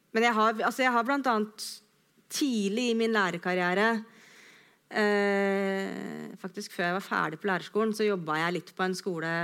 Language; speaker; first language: Norwegian; native; Norwegian